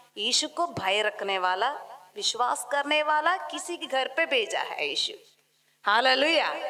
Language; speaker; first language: Hindi; non-native, local second language; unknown